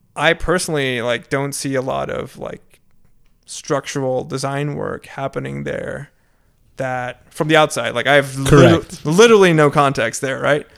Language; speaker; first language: English; non-native, fluent; Dutch